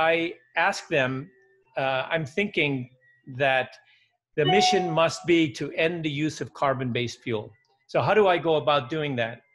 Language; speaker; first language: English; early bilingual, other home language; Dutch